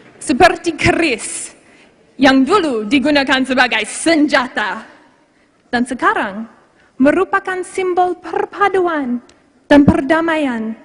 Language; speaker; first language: Malay; non-native, fluent; English